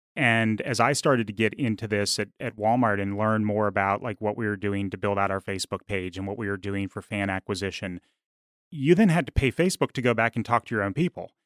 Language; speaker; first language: English; native; English